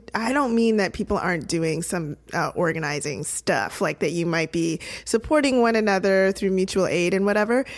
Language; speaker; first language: English; native; English